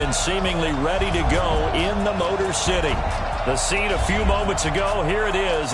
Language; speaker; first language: English; native; English